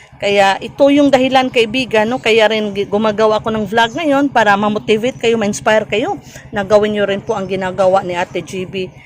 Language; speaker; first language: Filipino; non-native, local second language; Cebuano